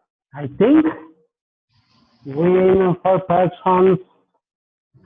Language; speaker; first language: English; non-native, learner; Spanish